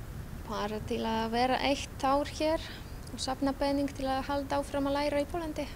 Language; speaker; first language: Icelandic; non-native, fluent; Polish